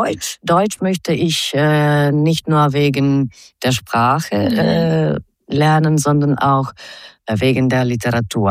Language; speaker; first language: German; non-native, fluent; Croatian